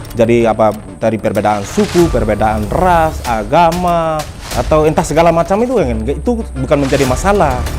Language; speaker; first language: Indonesian; non-native, local second language; Tetum